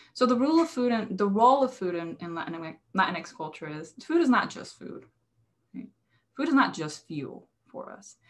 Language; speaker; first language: English; non-native, fluent; Spanish